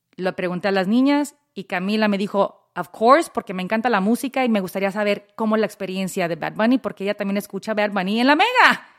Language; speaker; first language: Spanish; early bilingual, heritage; Spanish